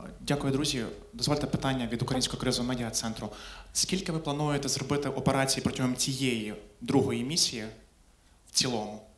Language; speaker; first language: Ukrainian; native; Ukrainian